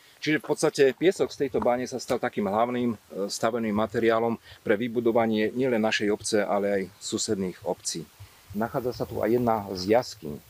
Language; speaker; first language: Slovak; native; Slovak